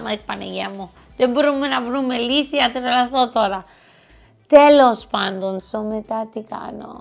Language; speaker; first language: Greek; early bilingual, heritage; English